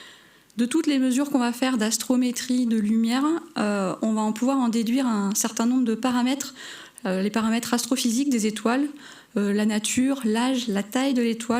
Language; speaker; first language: French; native; French